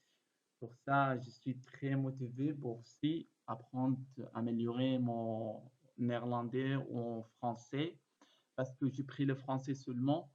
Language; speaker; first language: French; non-native, learner; Arabic